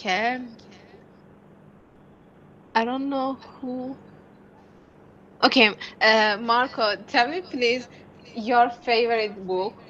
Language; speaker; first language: English; non-native, learner; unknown